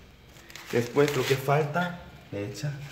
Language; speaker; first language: Spanish; non-native, learner; Korean